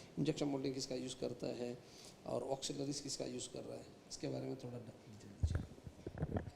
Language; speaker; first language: Hindi; non-native, local second language; Malayalam